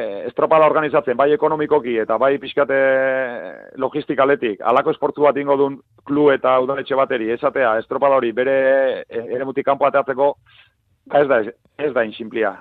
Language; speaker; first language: Basque; native; Basque